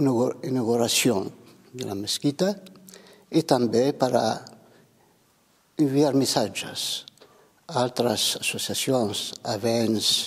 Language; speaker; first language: Catalan; non-native, fluent; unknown